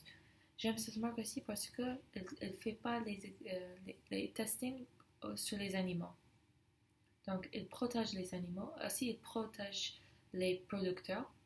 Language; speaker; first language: French; non-native, learner; English